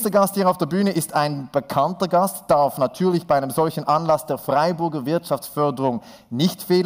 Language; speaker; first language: German; native; German